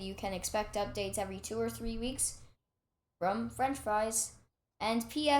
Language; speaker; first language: English; native; English